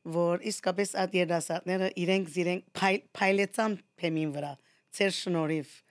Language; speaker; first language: Armenian; early bilingual, heritage; Armenian